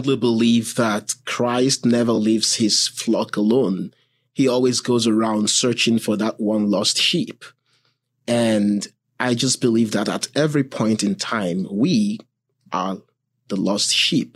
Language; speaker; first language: English; non-native, local second language; Igbo